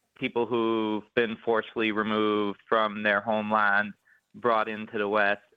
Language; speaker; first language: English; native; English